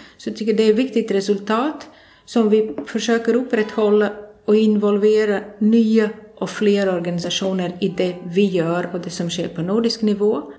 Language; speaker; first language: Swedish; non-native, fluent; Latvian